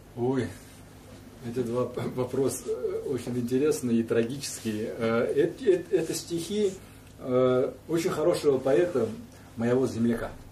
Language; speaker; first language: Russian; non-native, local second language; Kazakh